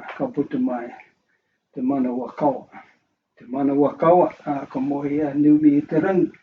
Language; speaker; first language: Māori; native; Māori